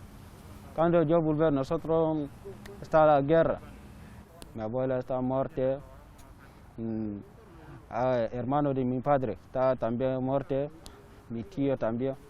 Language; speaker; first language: Spanish; non-native, learner; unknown